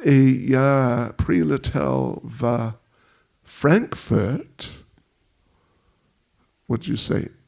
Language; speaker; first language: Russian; non-native, learner; English